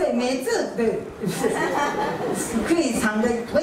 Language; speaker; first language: Chinese; non-native, learner; Japanese